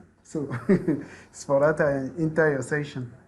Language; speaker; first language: English; non-native, learner; French